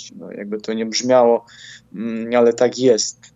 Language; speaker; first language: Polish; non-native, fluent; Ukrainian